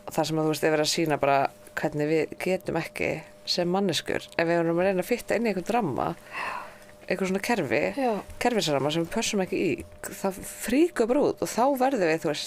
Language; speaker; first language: Icelandic; native; Icelandic